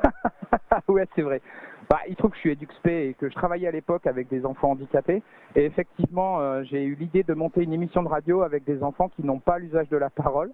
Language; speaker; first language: French; native; French